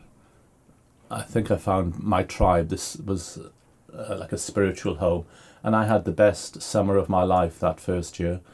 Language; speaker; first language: English; native; English